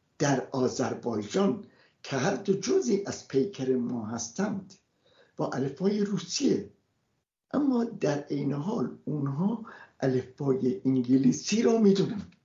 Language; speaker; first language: Persian; non-native, local second language; Kurdish